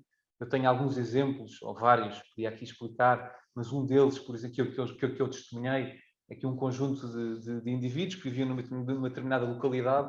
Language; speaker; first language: Portuguese; native; Portuguese